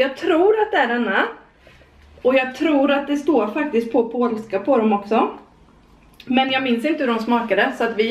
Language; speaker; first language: Swedish; native; Swedish